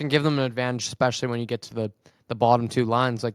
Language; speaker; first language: English; native; English